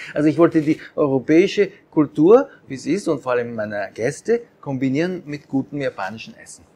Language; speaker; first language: German; early bilingual, other home language; Japanese